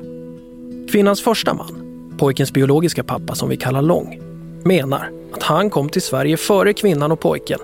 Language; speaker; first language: Swedish; native; Swedish